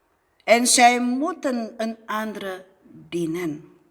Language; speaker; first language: Dutch; non-native, fluent; Indonesian